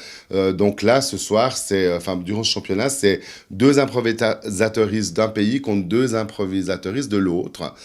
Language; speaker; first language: French; native; French